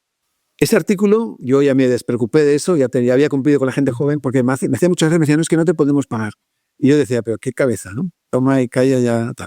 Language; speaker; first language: Spanish; native; Spanish